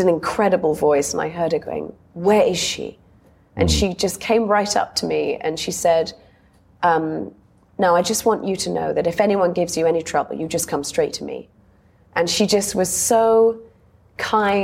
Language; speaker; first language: English; native; English